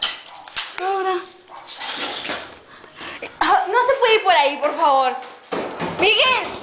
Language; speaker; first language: Spanish; native; Spanish